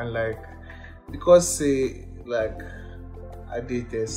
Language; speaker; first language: English; non-native, local second language; Yoruba